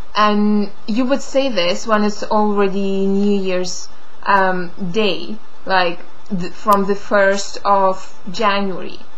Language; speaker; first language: English; non-native, fluent; Lithuanian